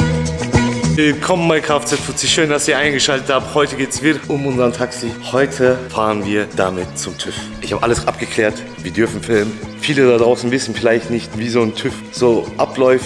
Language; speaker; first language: German; native; German